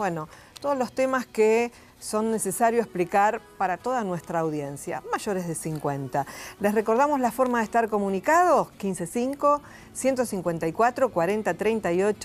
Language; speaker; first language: Spanish; native; Spanish